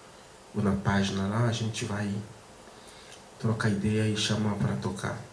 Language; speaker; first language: Portuguese; non-native, fluent; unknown